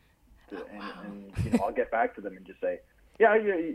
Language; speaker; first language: English; native; English